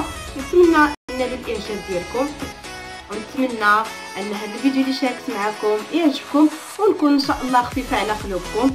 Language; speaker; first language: Arabic; native; Arabic